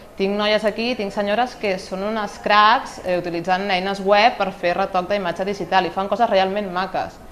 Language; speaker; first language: Catalan; native; Catalan